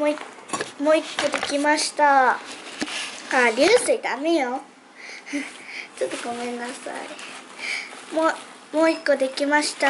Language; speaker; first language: Japanese; early bilingual, other home language; Spanish